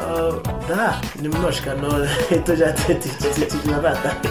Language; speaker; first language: Russian; non-native, learner; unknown